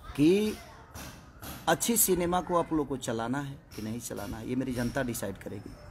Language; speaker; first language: Hindi; native; Hindi